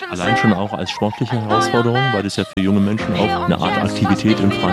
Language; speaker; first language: German; native; German